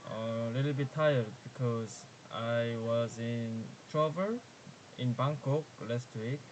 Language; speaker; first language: English; non-native, learner; Korean